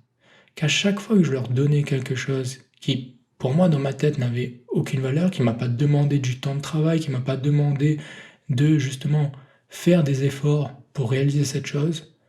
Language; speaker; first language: French; native; French